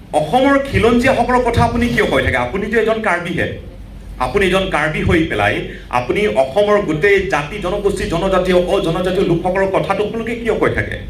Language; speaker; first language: Assamese; non-native, local second language; Karbi